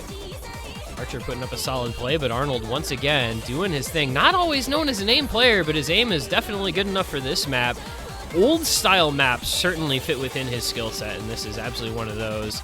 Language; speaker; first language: English; native; English